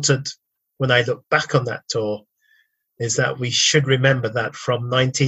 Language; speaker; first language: English; native; English